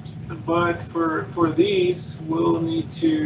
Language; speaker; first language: English; native; English